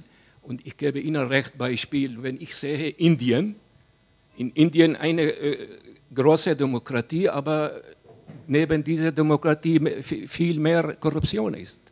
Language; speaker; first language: German; non-native, learner; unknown